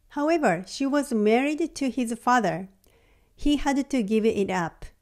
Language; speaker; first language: English; non-native, fluent; Japanese